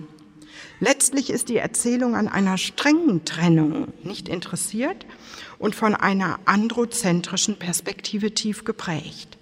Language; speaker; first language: German; native; German